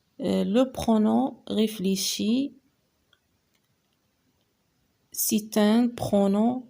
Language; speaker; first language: French; non-native, local second language; Arabic